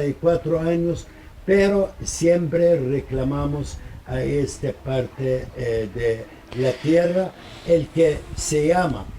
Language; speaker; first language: Spanish; non-native, fluent; Arabic